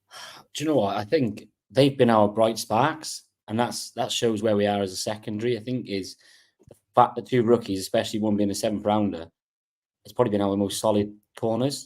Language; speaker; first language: English; native; English